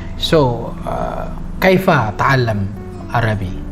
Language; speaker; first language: Arabic; non-native, learner; Indonesian